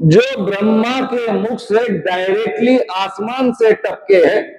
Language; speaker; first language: Hindi; non-native, local second language; Marathi